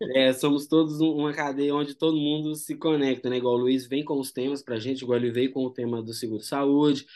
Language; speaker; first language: Portuguese; native; Portuguese